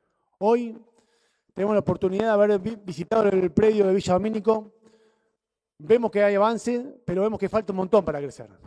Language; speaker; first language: Spanish; native; Spanish